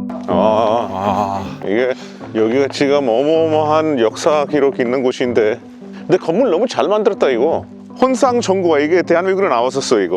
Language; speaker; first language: Korean; non-native, fluent; Hindi